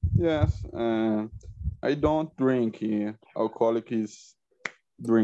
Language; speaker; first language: English; non-native, learner; Portuguese